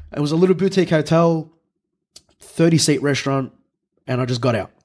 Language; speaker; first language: English; native; English